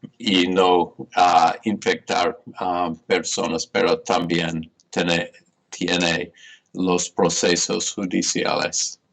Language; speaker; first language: Spanish; non-native, fluent; English